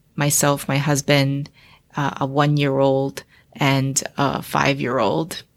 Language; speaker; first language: English; early bilingual, other home language; Chinese